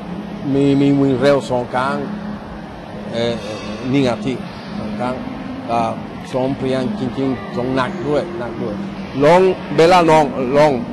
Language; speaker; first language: Thai; non-native, learner; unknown